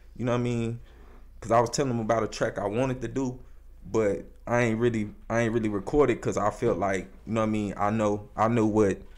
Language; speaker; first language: English; native; English